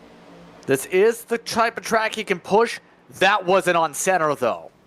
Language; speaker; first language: English; native; English